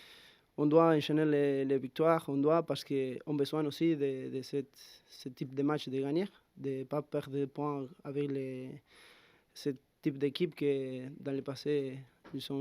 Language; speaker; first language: French; non-native, fluent; Spanish